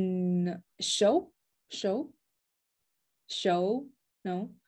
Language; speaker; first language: French; non-native, learner; Spanish